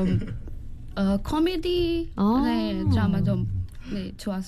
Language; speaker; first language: Korean; non-native, learner; Nepali